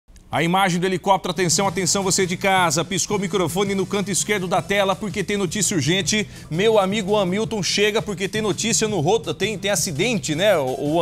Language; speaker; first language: Portuguese; native; Portuguese